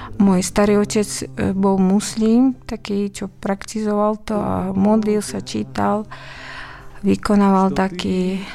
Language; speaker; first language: Slovak; non-native, fluent; Uzbek